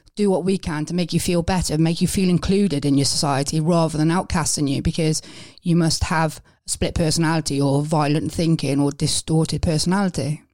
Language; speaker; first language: English; native; English